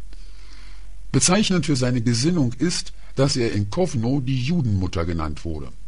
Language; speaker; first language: German; native; German